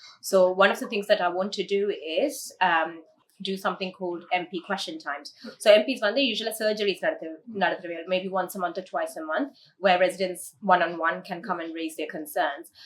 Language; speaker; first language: English; early bilingual, other home language; Tamil